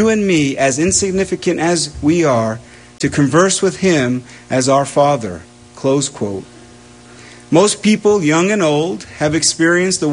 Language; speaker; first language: English; native; English